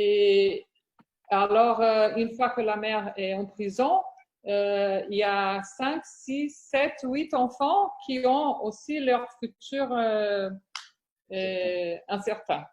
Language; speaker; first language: French; non-native, fluent; Portuguese